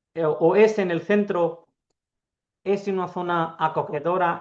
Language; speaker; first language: Spanish; non-native, learner; Urdu